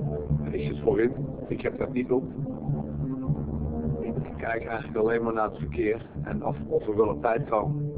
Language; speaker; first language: Dutch; native; Dutch